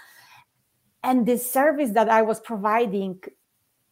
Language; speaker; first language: English; non-native, fluent; Polish